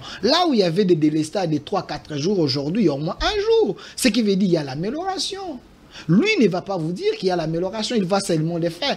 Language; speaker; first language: French; non-native, local second language; Lingala